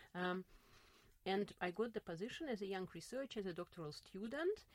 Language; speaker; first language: English; non-native, fluent; Russian